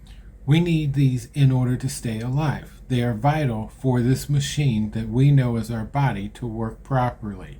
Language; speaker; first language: English; native; English